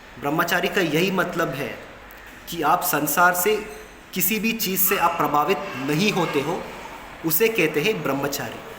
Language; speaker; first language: Hindi; non-native, local second language; Kannada